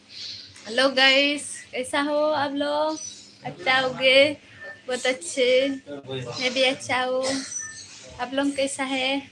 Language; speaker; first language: Hindi; non-native, local second language; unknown